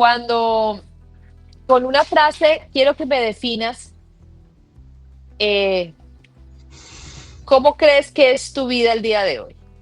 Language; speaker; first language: Spanish; native; Spanish